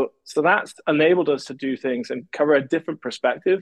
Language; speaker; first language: English; native; English